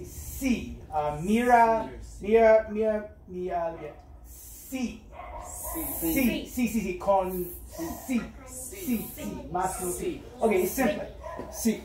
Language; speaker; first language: Spanish; non-native, learner; English